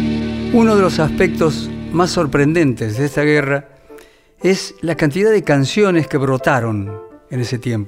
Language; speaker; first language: Spanish; native; Spanish